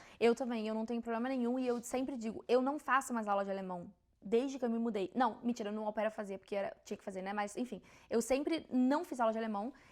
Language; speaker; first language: Portuguese; native; Portuguese